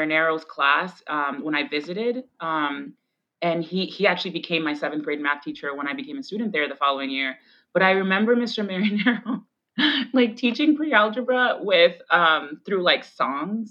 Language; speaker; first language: English; early bilingual, other home language; Spanish